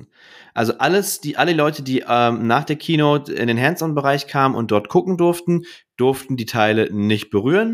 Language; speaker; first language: German; native; German